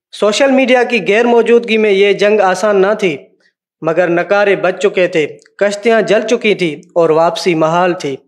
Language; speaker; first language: Urdu; non-native, local second language; Sindhi